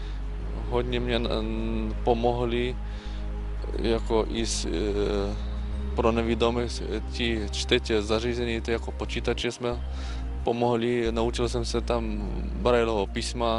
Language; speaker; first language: Czech; non-native, learner; Ukrainian